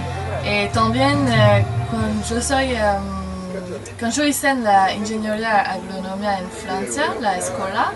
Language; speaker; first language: Spanish; non-native, learner; French